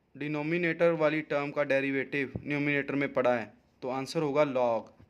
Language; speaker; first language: Hindi; non-native, local second language; Punjabi